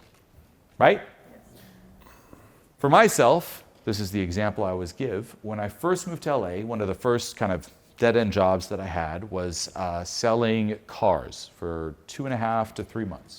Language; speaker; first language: English; non-native, fluent; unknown